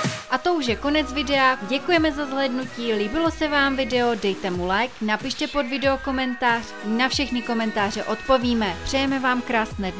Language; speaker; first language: Czech; native; Czech